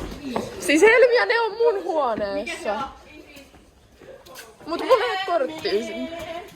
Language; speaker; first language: Finnish; native; Finnish